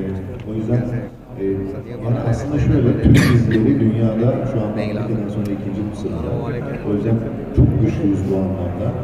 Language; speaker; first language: Turkish; native; Turkish